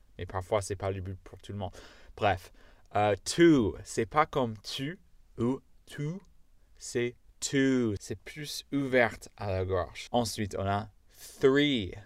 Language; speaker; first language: French; non-native, fluent; English